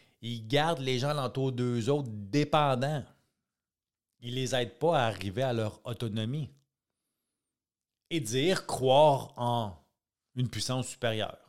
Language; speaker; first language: French; native; French